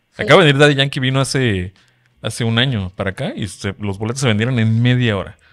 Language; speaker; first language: Spanish; native; Spanish